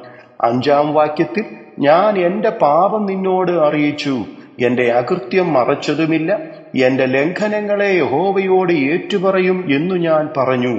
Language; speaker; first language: Malayalam; native; Malayalam